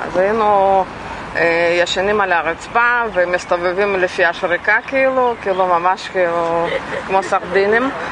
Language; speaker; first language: Hebrew; non-native, fluent; Russian